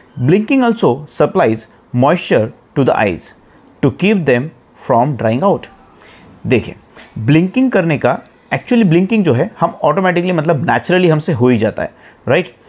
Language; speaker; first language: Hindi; non-native, local second language; Marathi